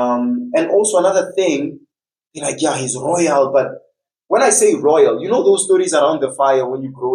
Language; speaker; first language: English; non-native, local second language; Tswana